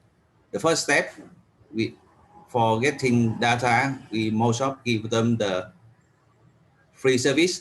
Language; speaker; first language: English; non-native, learner; Vietnamese